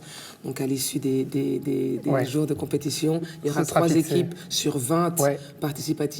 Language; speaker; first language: French; native; French